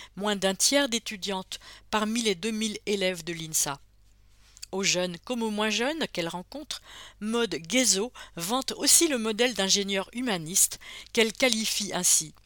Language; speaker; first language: French; native; French